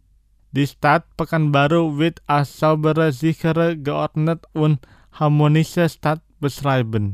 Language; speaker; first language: German; non-native, fluent; Indonesian